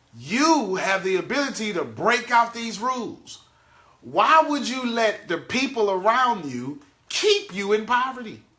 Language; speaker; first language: English; native; English